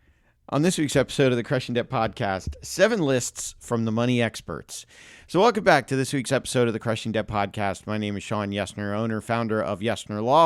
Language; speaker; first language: English; native; English